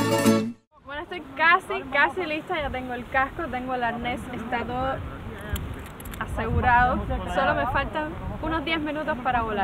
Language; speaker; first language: Spanish; native; Spanish